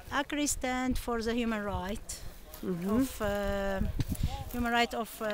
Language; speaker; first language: English; non-native, learner; Arabic